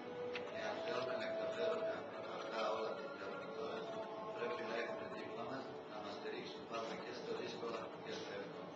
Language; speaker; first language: Greek; non-native, fluent; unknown